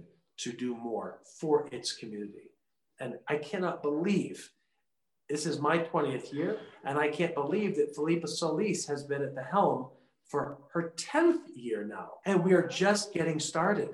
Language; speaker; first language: English; native; English